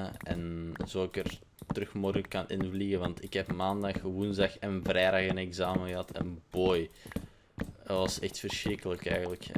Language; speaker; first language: Dutch; native; Dutch